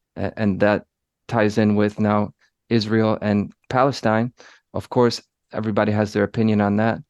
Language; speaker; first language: English; early bilingual, other home language; Polish